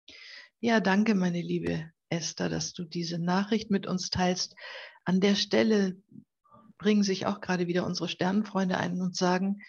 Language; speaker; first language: German; native; German